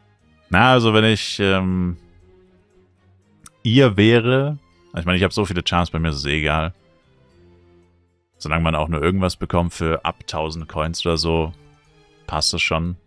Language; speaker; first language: German; native; German